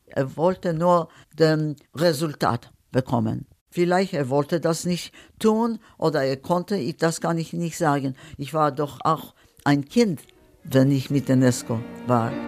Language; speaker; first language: German; non-native, fluent; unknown